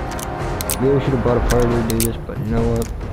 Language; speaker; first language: English; native; English